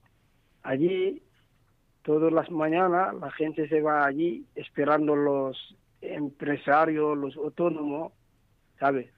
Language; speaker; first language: Spanish; non-native, learner; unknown